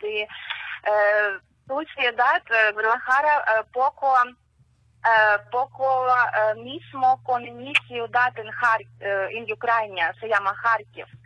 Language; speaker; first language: Spanish; non-native, learner; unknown